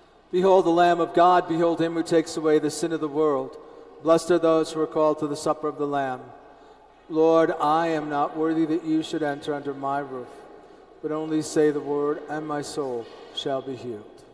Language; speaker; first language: English; early bilingual, other home language; Spanish